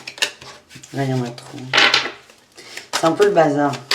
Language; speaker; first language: French; native; French